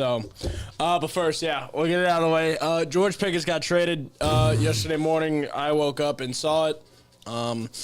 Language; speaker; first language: English; native; English